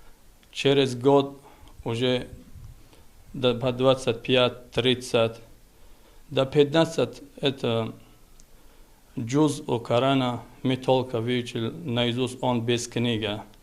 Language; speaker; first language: Russian; non-native, learner; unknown